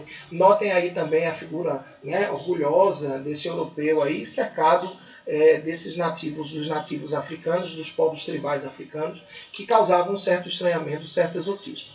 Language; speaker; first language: Portuguese; native; Portuguese